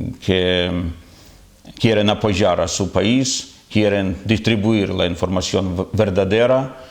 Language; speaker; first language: Spanish; non-native, fluent; Ukrainian